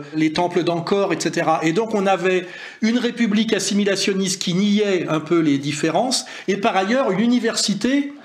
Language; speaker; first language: French; native; French